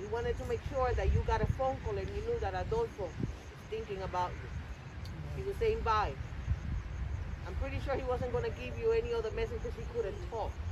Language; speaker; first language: English; early bilingual, other home language; Spanish